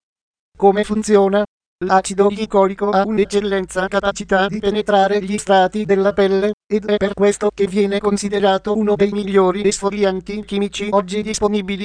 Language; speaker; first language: Italian; native; Italian